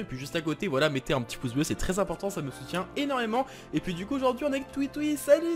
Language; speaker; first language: French; native; French